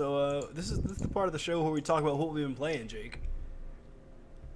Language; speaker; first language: English; native; English